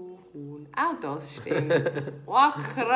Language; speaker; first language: German; native; German